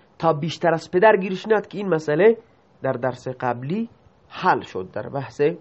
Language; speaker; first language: Persian; non-native, local second language; Baluchi